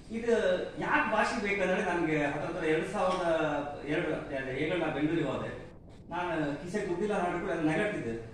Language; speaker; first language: Kannada; native; Kannada